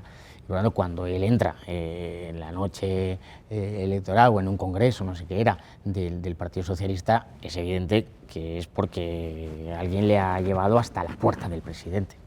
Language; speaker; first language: Spanish; native; Spanish